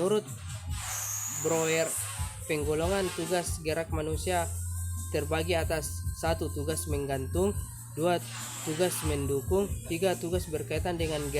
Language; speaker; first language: Indonesian; native; Indonesian